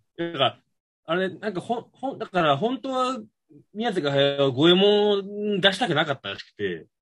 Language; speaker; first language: Japanese; native; Japanese